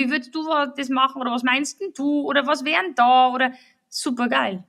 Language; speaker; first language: German; native; German